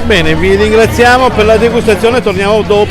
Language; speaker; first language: Italian; native; Italian